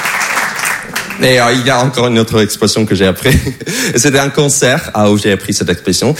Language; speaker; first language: French; non-native, fluent; English